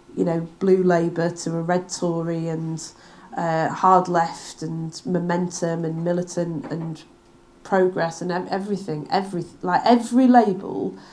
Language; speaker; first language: English; native; English